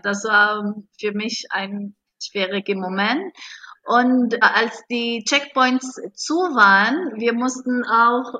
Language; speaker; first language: German; non-native, fluent; Arabic